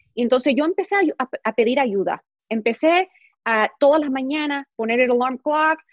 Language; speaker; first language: Spanish; early bilingual, heritage; Spanish